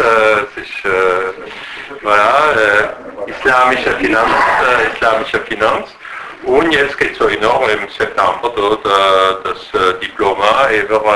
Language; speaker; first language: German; non-native, learner; French